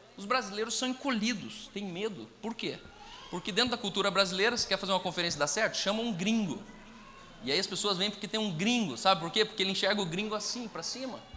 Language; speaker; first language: Portuguese; native; Portuguese